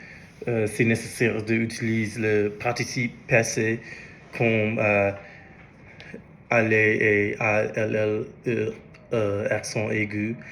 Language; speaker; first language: French; non-native, learner; English